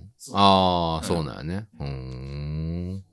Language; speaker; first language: Japanese; native; Japanese